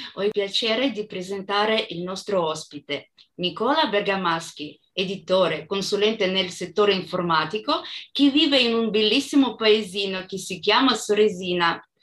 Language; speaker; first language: Italian; non-native, fluent; Russian